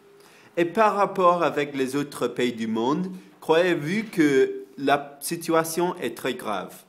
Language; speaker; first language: French; non-native, learner; English